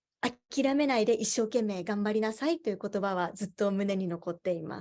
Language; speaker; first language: Japanese; native; Japanese